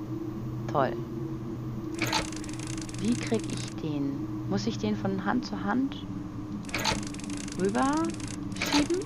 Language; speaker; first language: German; native; German